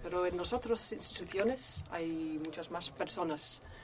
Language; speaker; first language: Spanish; non-native, fluent; English